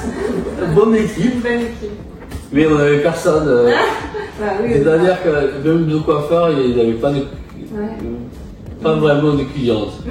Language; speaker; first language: French; non-native, fluent; Japanese